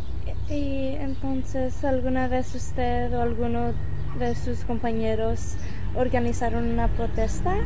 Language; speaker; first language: Spanish; early bilingual, heritage; Spanish